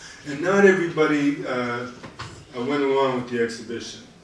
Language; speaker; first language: English; native; English